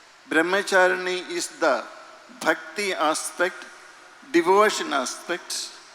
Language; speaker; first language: English; non-native, local second language; Malayalam